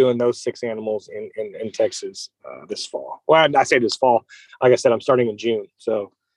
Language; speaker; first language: English; native; English